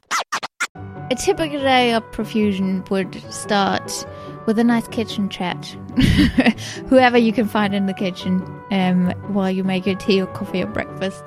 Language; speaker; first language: English; non-native, fluent; German